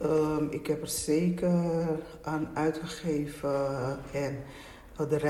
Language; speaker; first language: Dutch; native; Dutch